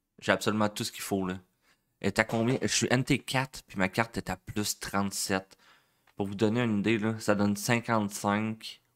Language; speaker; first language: French; native; French